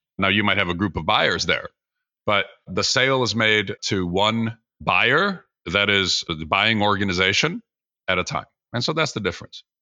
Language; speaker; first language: English; early bilingual, other home language; Russian